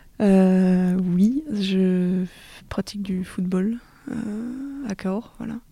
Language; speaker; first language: French; native; French